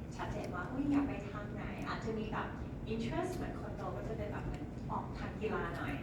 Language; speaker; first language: Thai; native; Thai